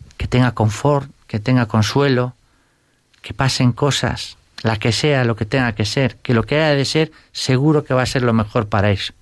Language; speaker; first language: Spanish; native; Spanish